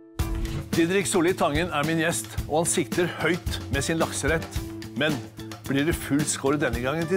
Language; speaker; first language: Norwegian; native; Norwegian